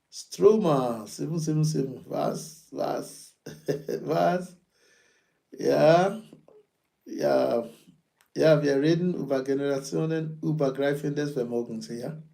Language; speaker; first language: German; non-native, fluent; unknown